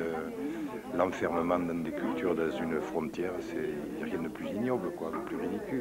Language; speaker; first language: French; native; French